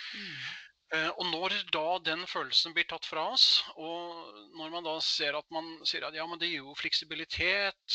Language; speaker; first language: Norwegian; native; Norwegian